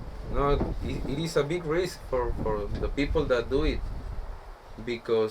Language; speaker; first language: English; non-native, learner; Spanish